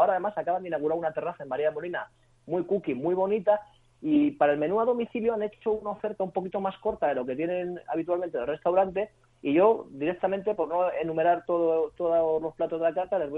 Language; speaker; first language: Spanish; native; Spanish